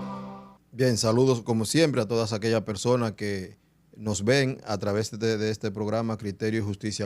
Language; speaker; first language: Spanish; native; Spanish